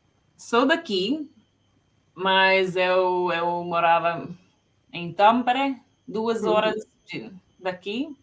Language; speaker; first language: Portuguese; non-native, fluent; Finnish